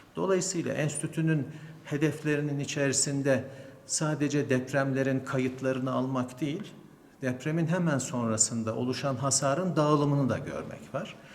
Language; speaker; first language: Turkish; native; Turkish